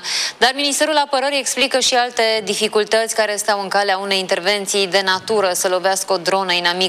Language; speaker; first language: Romanian; native; Romanian